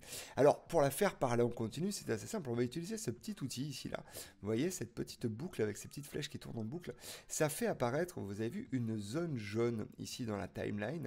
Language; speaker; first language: French; native; French